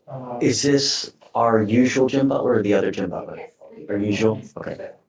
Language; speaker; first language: English; native; English